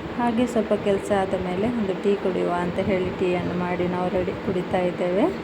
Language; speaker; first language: Kannada; non-native, local second language; Konkani